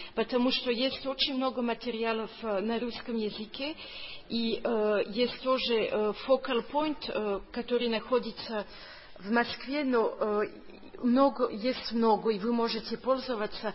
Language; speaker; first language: Russian; non-native, learner; French